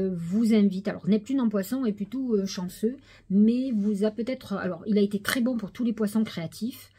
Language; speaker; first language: French; native; French